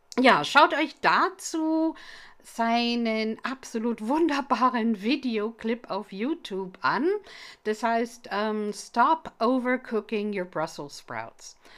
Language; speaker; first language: German; non-native, fluent; English